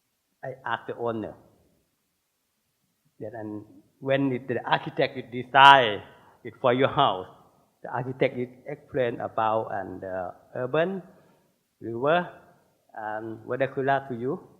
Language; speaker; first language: English; non-native, learner; Thai